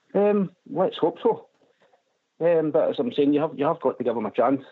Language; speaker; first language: English; native; English